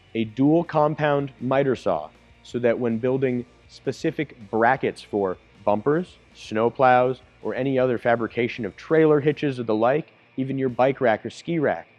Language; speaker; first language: English; native; English